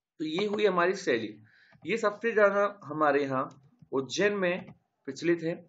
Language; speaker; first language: Hindi; native; Hindi